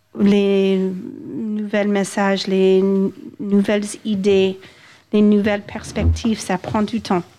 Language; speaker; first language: French; non-native, fluent; English